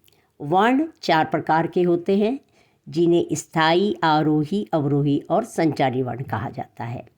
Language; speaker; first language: Hindi; native; Hindi